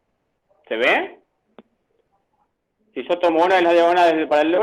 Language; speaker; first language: Spanish; native; Spanish